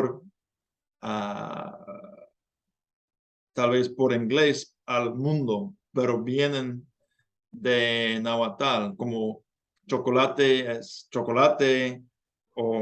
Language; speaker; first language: Spanish; non-native, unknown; English